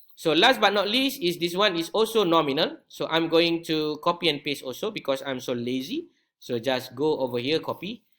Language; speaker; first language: English; non-native, local second language; Malay